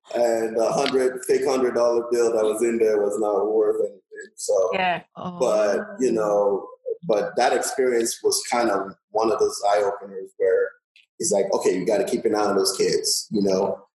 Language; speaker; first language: English; non-native, local second language; Yoruba